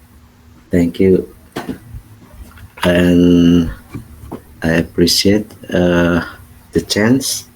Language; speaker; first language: English; non-native, learner; Indonesian